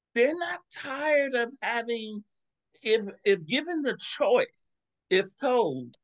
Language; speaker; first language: English; native; English